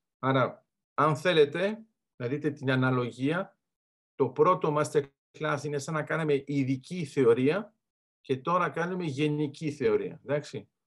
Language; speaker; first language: Greek; early bilingual, heritage; Greek